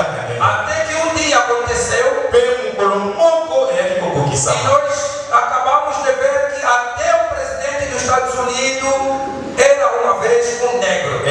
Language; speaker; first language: Portuguese; non-native, fluent; Lingala